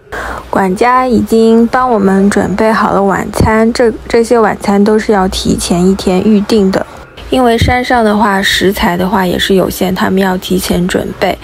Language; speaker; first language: Chinese; native; Chinese